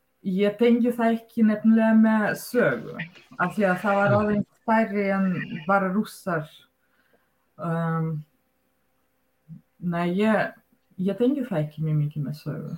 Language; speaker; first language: Icelandic; non-native, fluent; Russian